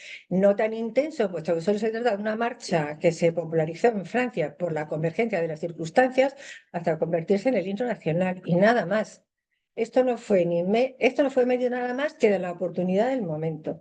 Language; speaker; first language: Spanish; native; Spanish